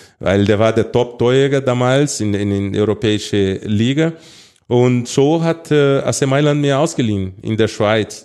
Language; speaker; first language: German; non-native, fluent; Portuguese